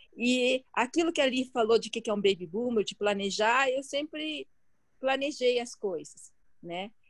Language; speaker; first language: Portuguese; early bilingual, other home language; Chinese